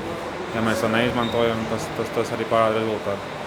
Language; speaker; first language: Latvian; native; Latvian